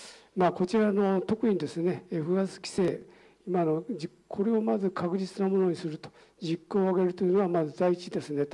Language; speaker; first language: Japanese; native; Japanese